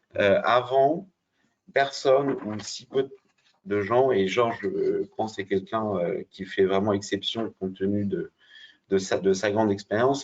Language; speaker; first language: French; native; French